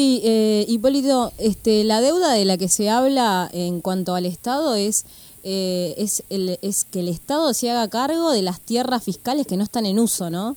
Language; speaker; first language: Spanish; native; Spanish